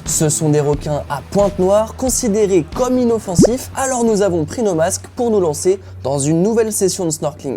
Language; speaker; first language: French; native; French